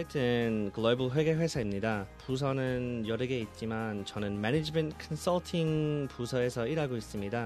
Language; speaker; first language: Korean; early bilingual, heritage; Korean